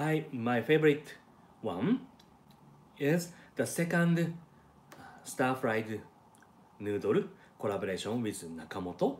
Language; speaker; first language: English; non-native, learner; Japanese